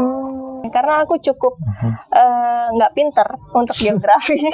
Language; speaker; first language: Indonesian; native; Indonesian